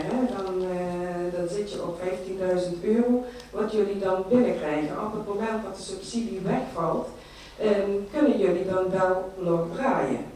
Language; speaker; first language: Dutch; native; Dutch